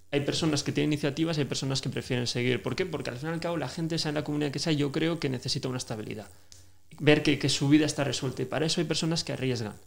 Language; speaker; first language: Spanish; native; Spanish